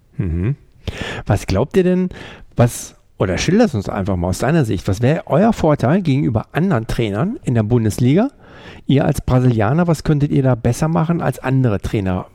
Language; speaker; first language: German; native; German